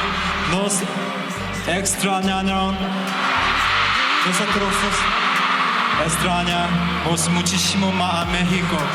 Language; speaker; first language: Spanish; non-native, learner; Korean